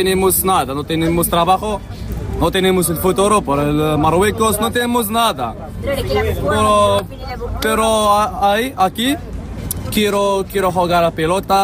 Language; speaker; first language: Spanish; non-native, learner; Arabic